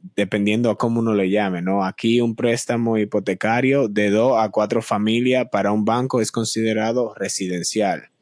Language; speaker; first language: Spanish; native; Spanish